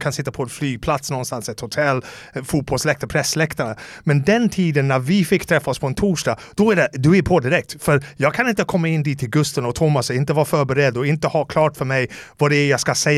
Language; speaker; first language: Swedish; non-native, fluent; English